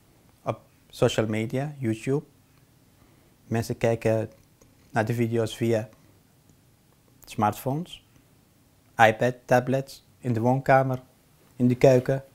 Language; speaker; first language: Dutch; non-native, fluent; Arabic